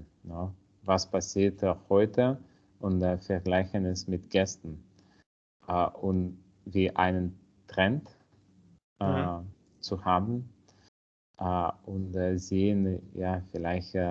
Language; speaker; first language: German; non-native, learner; Italian